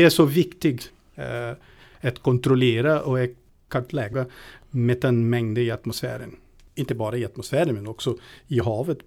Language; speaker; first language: Swedish; non-native, fluent; Portuguese